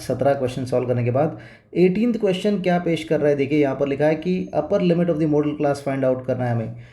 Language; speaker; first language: Hindi; non-native, local second language; Marathi